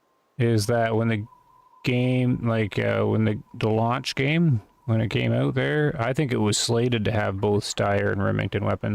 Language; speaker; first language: English; native; English